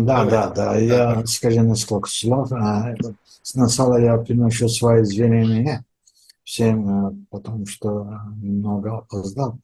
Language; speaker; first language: Russian; non-native, fluent; Azerbaijani